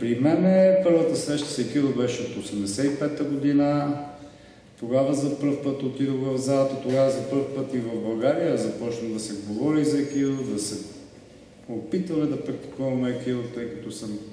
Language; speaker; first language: Bulgarian; native; Bulgarian